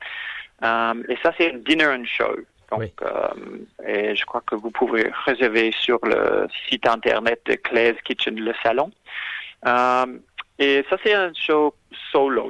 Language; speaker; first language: French; non-native, fluent; English